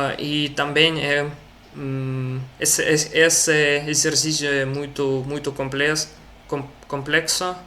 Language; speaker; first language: Portuguese; non-native, learner; Russian